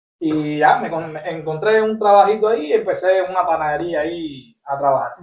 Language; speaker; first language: Spanish; native; Spanish